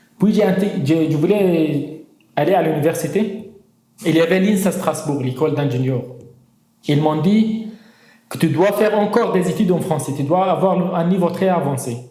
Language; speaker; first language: French; non-native, fluent; Arabic